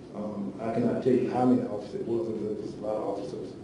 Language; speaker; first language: English; native; English